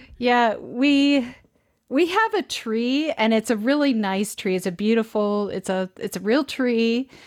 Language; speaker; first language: English; native; English